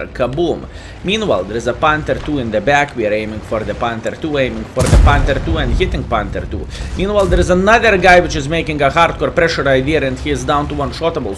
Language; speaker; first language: English; non-native, fluent; Lithuanian